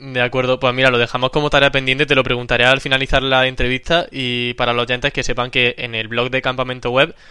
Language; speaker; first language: Spanish; native; Spanish